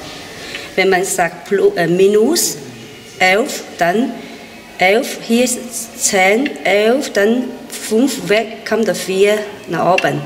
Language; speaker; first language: German; non-native, learner; Chinese